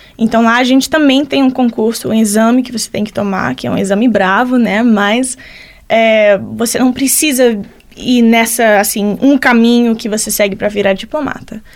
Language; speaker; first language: Portuguese; early bilingual, heritage; Portuguese